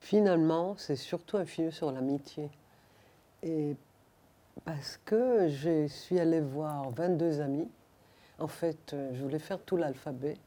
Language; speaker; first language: French; non-native, fluent; Hebrew